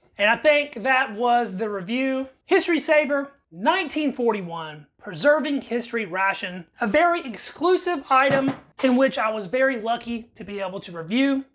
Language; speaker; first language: English; native; English